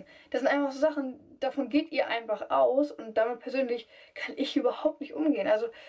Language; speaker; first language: German; native; German